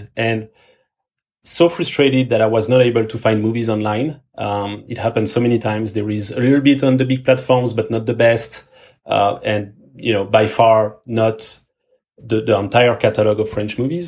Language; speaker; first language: English; non-native, fluent; French